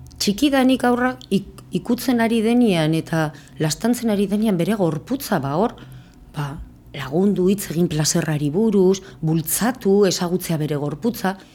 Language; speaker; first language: Basque; native; Basque